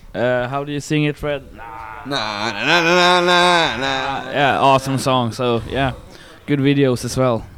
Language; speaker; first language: English; non-native, fluent; Swedish